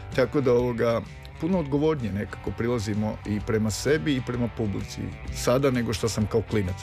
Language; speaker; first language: Serbian; native; Serbian